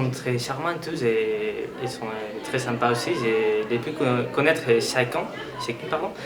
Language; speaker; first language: French; non-native, learner; Spanish